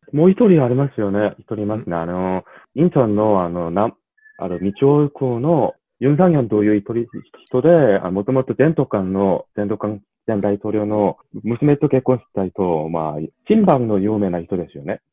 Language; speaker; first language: Japanese; non-native, learner; Korean